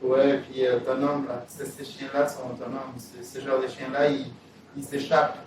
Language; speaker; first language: French; native; French